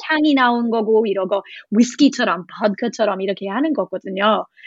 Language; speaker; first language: Korean; non-native, learner; English